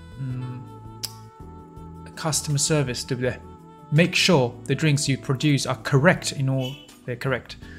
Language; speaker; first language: English; non-native, fluent; Chinese